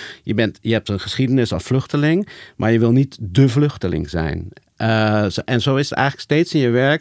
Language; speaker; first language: Dutch; native; Dutch